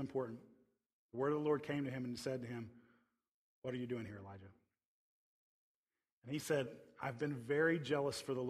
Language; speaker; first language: English; native; English